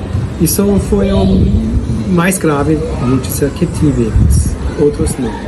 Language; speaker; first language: Portuguese; non-native, learner; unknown